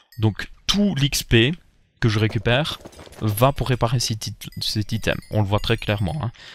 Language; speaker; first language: French; native; French